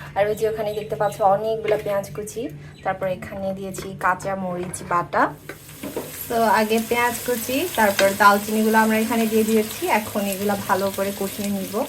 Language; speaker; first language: Bangla; native; Bangla